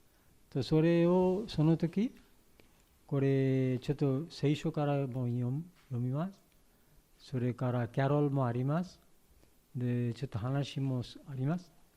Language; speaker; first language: Japanese; non-native, learner; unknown